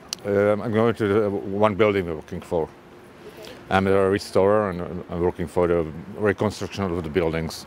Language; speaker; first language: English; non-native, learner; Slovak